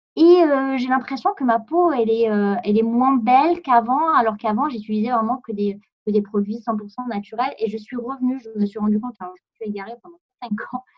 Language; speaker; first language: French; non-native, local second language; Arabic